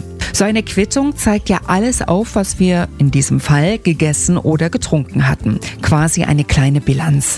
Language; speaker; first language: German; native; German